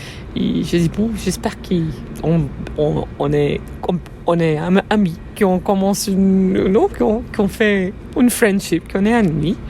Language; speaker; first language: French; non-native, learner; Portuguese